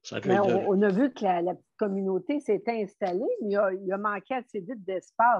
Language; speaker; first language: French; native; French